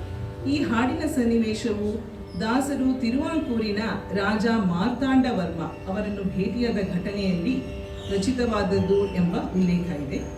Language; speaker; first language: Kannada; native; Kannada